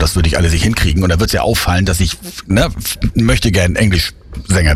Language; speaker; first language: German; native; German